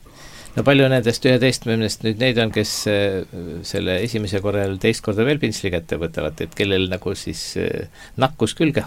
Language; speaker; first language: Estonian; native; Estonian